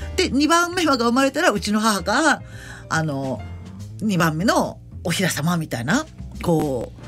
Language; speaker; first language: Japanese; native; Japanese